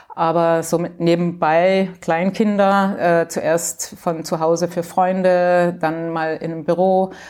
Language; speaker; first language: German; early bilingual, heritage; English